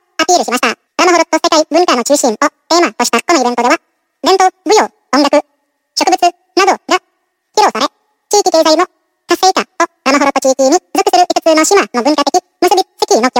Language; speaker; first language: Japanese; non-native, fluent; Indonesian